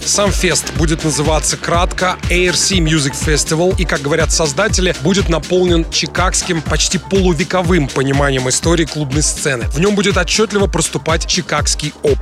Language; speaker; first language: Russian; native; Russian